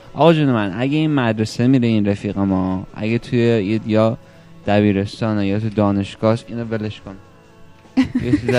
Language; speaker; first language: Persian; native; Persian